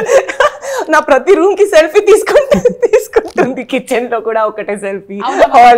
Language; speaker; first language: Telugu; non-native, learner; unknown